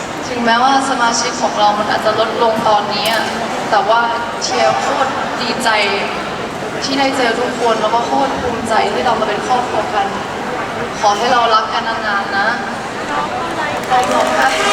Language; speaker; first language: Thai; early bilingual, heritage; Thai